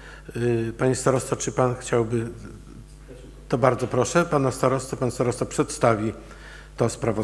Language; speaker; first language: Polish; native; Polish